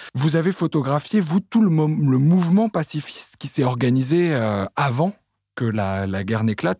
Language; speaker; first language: French; native; French